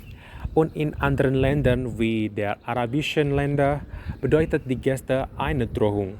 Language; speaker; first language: German; non-native, learner; Indonesian